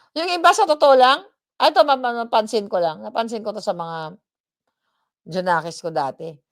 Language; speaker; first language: Filipino; non-native, local second language; Hiligaynon